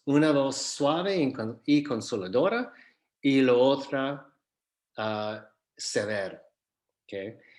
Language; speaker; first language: Spanish; non-native, fluent; English